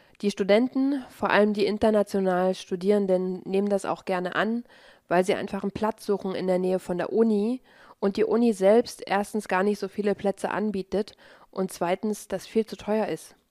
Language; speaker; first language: German; native; German